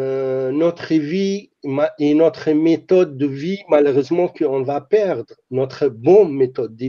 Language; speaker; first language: French; non-native, fluent; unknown